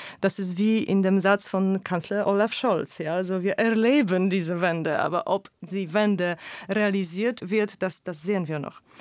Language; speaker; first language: German; non-native, fluent; Polish